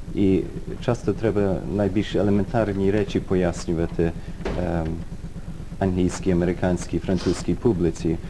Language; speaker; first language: Ukrainian; early bilingual, heritage; Ukrainian